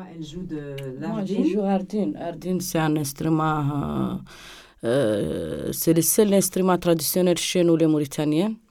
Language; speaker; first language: French; non-native, local second language; Arabic